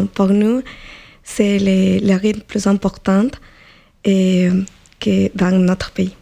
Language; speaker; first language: French; non-native, learner; Spanish